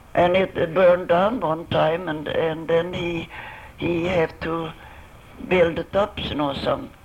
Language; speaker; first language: English; non-native, fluent; Swedish